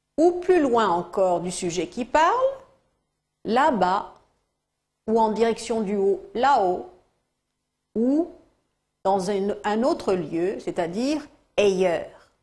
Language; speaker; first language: French; non-native, fluent; Spanish